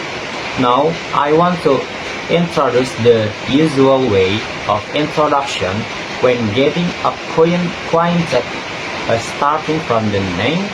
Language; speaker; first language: English; non-native, learner; Indonesian